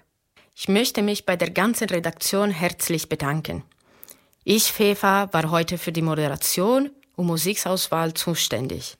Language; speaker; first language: German; non-native, fluent; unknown